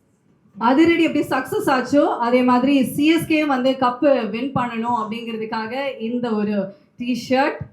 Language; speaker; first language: Tamil; native; Tamil